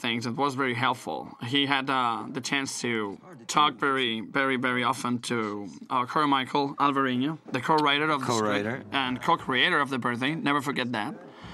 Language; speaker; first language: English; non-native, fluent; Spanish